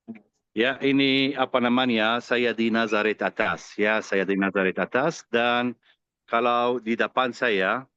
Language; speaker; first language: Indonesian; non-native, fluent; Arabic